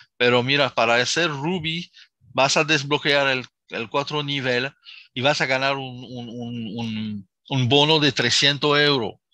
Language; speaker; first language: Spanish; non-native, fluent; Arabic